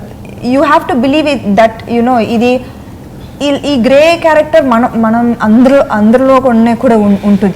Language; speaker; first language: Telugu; non-native, fluent; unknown